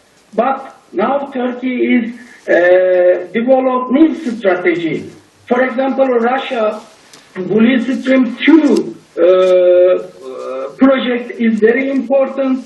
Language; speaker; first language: English; non-native, learner; Turkish